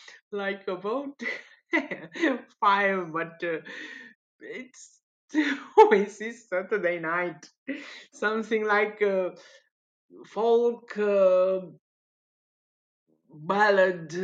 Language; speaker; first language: English; non-native, learner; Italian